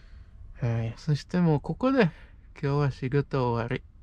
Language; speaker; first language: Japanese; non-native, fluent; Polish